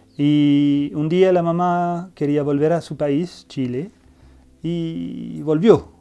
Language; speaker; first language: Spanish; non-native, fluent; French